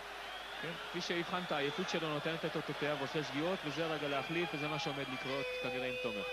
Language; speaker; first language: Hebrew; native; Hebrew